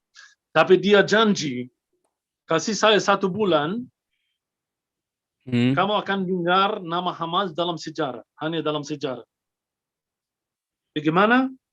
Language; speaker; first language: Indonesian; non-native, fluent; Arabic